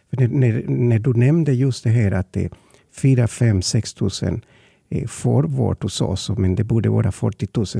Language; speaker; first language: Swedish; non-native, fluent; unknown